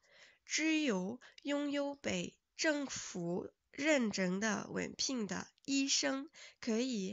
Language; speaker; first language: Chinese; non-native, learner; French